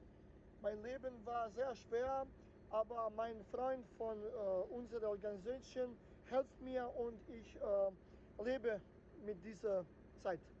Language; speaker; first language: German; non-native, learner; Bosnian